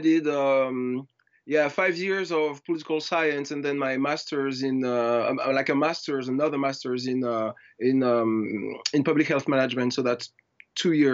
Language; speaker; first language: English; non-native, fluent; French